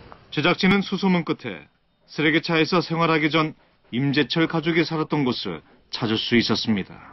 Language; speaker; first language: Korean; native; Korean